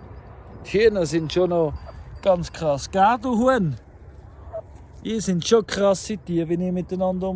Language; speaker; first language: German; native; German